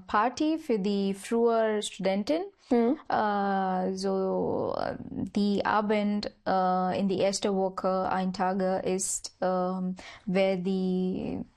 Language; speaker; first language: German; non-native, learner; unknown